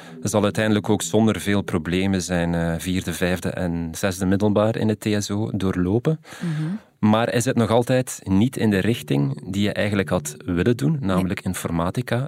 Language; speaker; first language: Dutch; native; Dutch